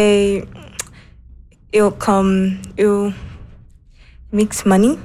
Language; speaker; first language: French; non-native, learner; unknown